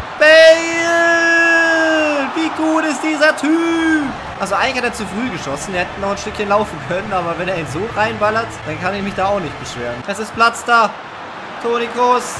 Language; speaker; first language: German; native; German